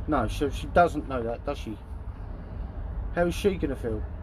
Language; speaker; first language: English; native; English